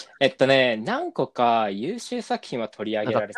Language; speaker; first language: Japanese; native; Japanese